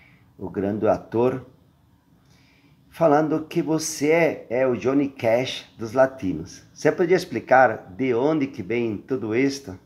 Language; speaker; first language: Portuguese; non-native, fluent; Spanish